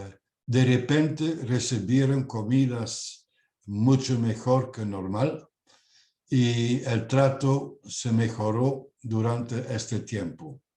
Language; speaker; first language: Spanish; non-native, fluent; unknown